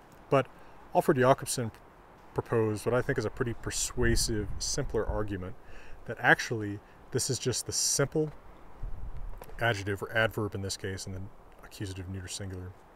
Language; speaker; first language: English; native; English